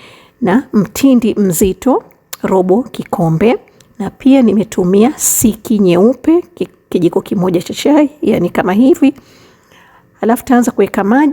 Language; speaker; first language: Swahili; native; Swahili